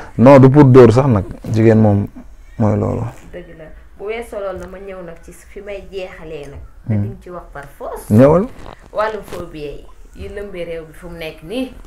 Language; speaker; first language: Wolof; native; Wolof